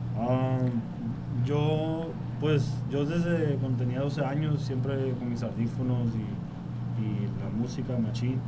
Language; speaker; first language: Spanish; early bilingual, heritage; Spanish